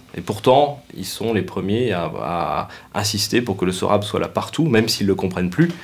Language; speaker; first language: French; native; French